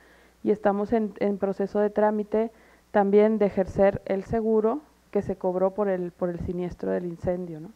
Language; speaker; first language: Spanish; native; Spanish